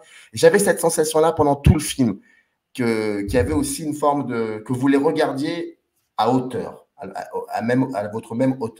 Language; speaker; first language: French; native; French